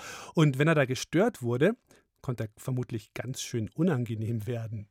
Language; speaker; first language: German; native; German